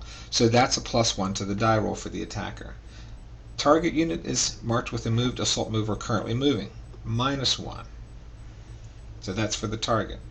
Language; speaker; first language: English; native; English